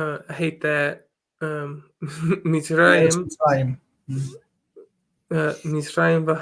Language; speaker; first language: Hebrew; non-native, learner; English